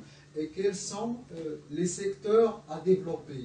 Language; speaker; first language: French; non-native, local second language; Arabic